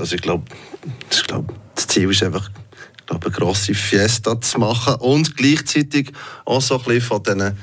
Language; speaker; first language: German; non-native, local second language; French